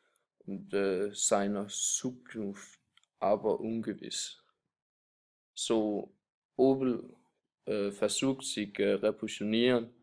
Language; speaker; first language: German; non-native, learner; Danish